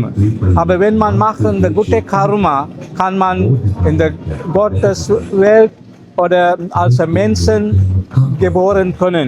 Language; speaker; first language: German; non-native, learner; Sinhala